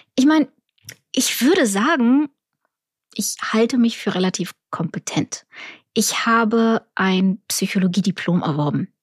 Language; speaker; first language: German; early bilingual, other home language; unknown